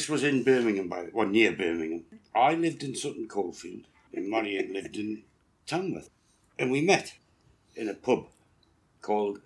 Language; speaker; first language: English; native; English